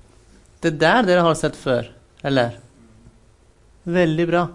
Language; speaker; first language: Norwegian; non-native, fluent; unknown